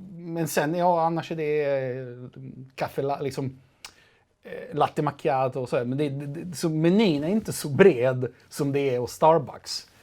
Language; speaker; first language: Swedish; non-native, fluent; Italian